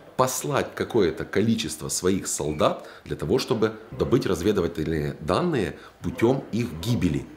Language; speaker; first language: Russian; non-native, local second language; Ukrainian